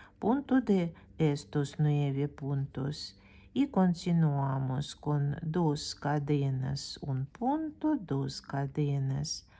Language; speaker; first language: Spanish; non-native, fluent; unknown